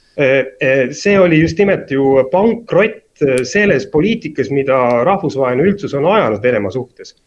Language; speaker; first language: Estonian; native; Estonian